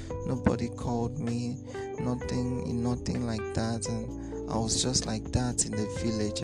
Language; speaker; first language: English; non-native, local second language; Ibibio